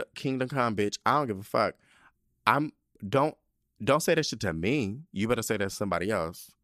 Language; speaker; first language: English; early bilingual, other home language; Spanish